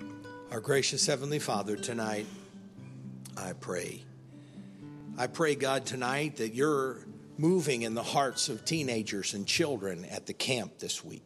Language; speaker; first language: English; native; English